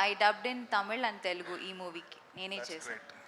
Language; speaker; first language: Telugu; non-native, local second language; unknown